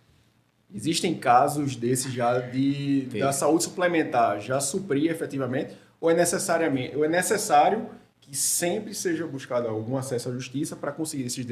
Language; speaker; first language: Portuguese; native; Portuguese